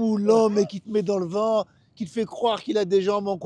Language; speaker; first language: French; native; French